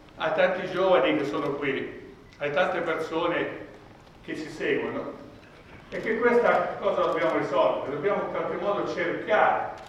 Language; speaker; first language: Italian; native; Italian